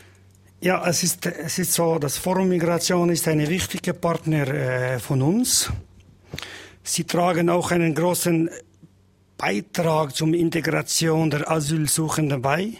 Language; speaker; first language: German; non-native, learner; Albanian